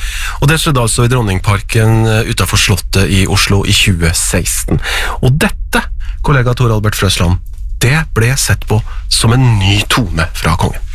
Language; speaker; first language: Norwegian; native; Norwegian